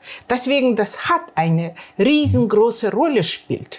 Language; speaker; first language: German; non-native, learner; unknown